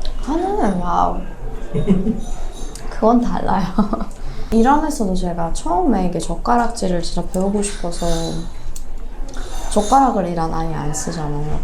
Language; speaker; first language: Korean; non-native, fluent; Persian